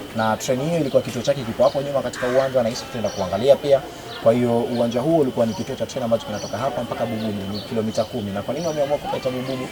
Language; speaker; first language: Swahili; native; Swahili